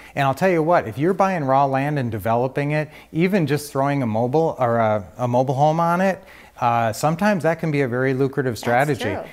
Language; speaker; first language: English; native; English